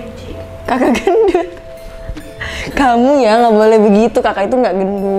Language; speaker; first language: Indonesian; native; Indonesian